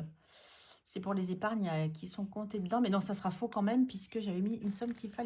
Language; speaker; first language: French; native; French